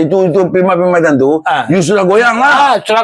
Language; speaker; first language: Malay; non-native, local second language; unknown